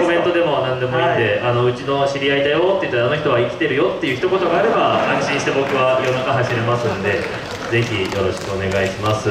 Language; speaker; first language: Japanese; native; Japanese